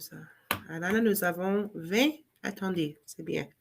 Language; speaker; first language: French; non-native, learner; English